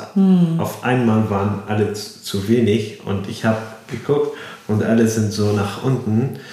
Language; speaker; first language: German; non-native, fluent; Arabic